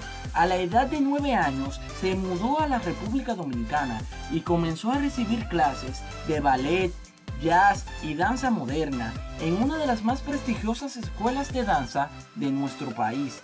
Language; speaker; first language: Spanish; native; Spanish